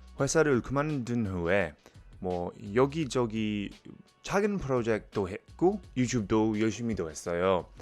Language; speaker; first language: Korean; non-native, fluent; English